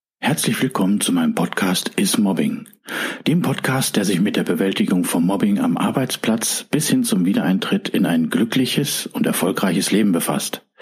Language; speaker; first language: German; native; German